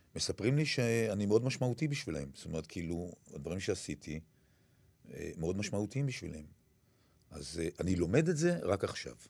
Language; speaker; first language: Hebrew; early bilingual, other home language; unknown